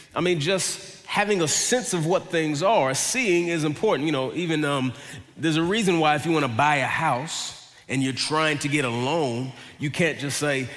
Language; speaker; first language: English; native; English